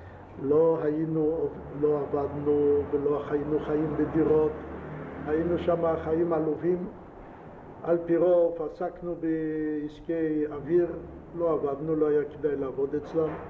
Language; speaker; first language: Hebrew; non-native, fluent; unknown